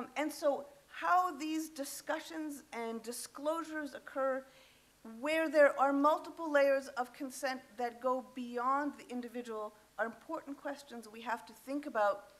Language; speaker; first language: English; native; English